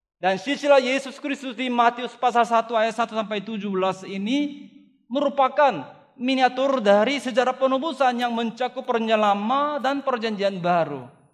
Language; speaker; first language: Indonesian; non-native, fluent; Korean